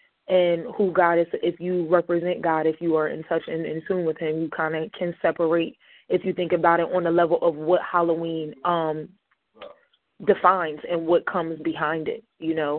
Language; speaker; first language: English; native; English